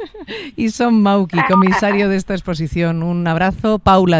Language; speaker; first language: Spanish; native; Spanish